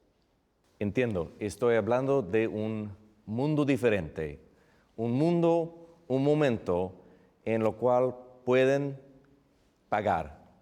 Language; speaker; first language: Spanish; non-native, fluent; English